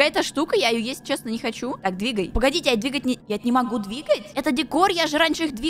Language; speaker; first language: Russian; native; Russian